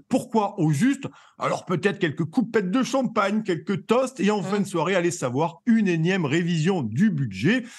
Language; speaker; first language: French; native; French